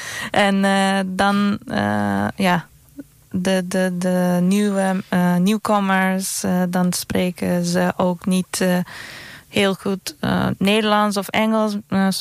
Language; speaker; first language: Dutch; non-native, learner; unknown